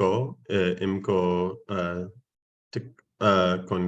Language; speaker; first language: Vietnamese; non-native, learner; English